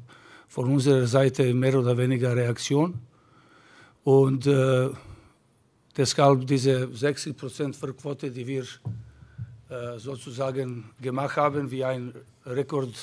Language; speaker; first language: German; non-native, fluent; Serbian